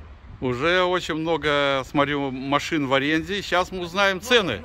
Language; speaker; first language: Russian; native; Russian